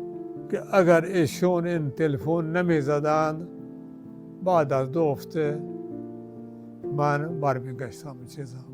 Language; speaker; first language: Persian; non-native, fluent; Urdu